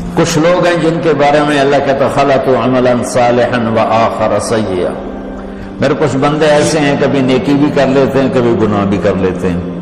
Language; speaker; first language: Urdu; non-native, local second language; Punjabi